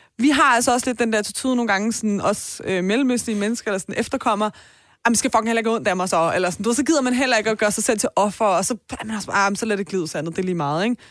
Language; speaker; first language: Danish; early bilingual, other home language; Persian